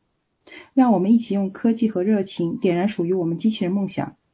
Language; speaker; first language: Chinese; native; Chinese